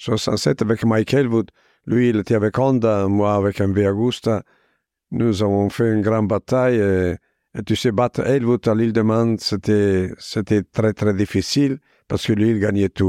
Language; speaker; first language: French; non-native, fluent; Italian